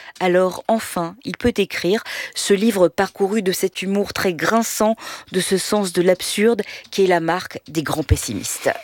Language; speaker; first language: French; native; French